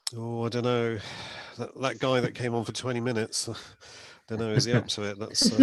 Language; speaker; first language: English; native; English